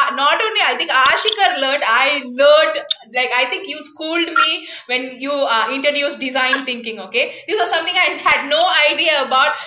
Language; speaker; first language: English; non-native, local second language; Tamil